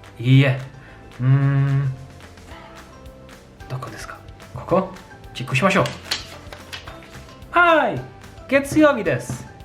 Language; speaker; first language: Japanese; non-native, fluent; Polish